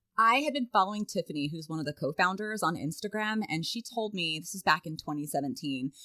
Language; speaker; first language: English; native; English